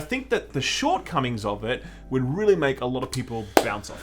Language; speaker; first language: English; native; English